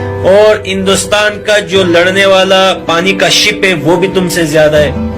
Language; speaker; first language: Hindi; non-native, fluent; Pashto